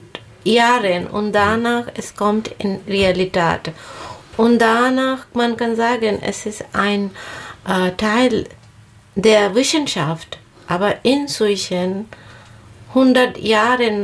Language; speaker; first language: German; non-native, learner; Bangla